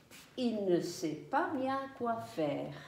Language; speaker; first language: French; non-native, fluent; Dutch